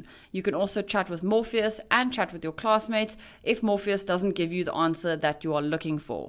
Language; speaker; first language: English; native; English